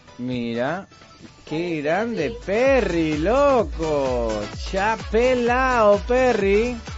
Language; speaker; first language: Spanish; native; Spanish